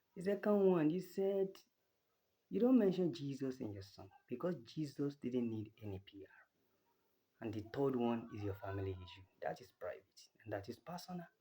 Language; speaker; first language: English; non-native, local second language; Yoruba